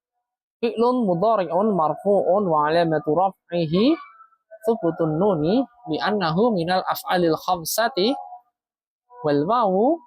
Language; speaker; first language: Arabic; non-native, fluent; Indonesian